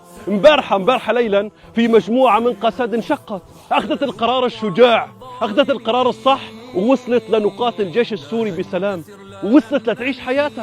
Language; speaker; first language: Arabic; native; Arabic